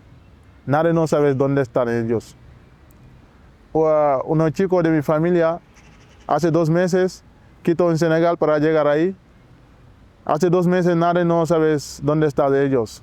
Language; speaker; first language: Spanish; non-native, learner; Wolof